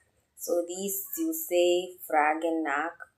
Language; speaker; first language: German; non-native, learner; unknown